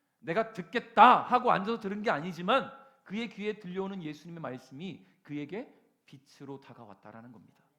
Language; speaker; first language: Korean; native; Korean